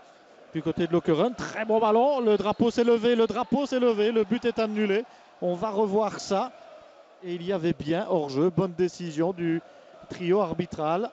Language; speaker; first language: French; native; French